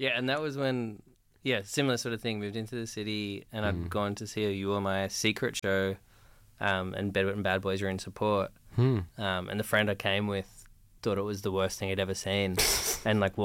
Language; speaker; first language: English; native; English